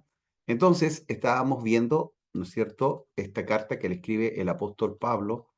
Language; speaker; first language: Spanish; native; Spanish